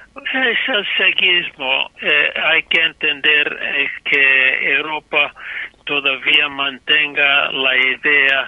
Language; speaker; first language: Spanish; non-native, fluent; English